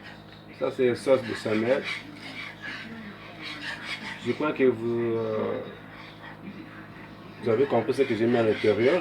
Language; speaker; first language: French; non-native, fluent; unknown